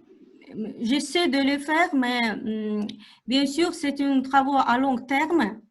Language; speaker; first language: French; non-native, fluent; Russian